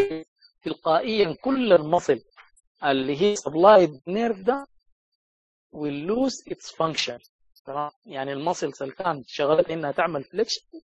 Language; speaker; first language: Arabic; native; Arabic